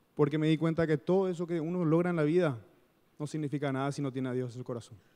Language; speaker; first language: Spanish; native; Spanish